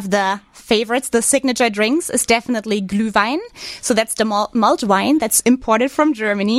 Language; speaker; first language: English; non-native, fluent; German